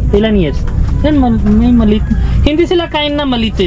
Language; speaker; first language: Filipino; non-native, learner; Hindi